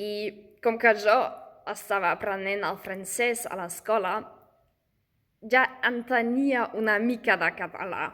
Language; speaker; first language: Catalan; non-native, fluent; German